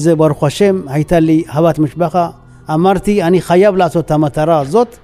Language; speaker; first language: Hebrew; non-native, fluent; Tigrinya